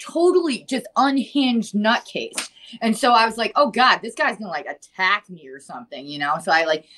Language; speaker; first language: English; native; English